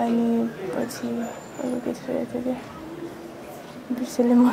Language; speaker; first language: Korean; non-native, learner; Nepali